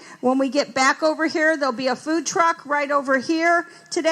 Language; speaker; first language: English; native; English